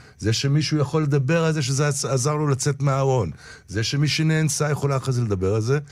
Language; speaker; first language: Hebrew; early bilingual, heritage; Hebrew